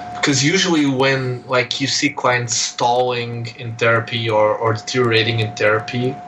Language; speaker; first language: English; non-native, fluent; Portuguese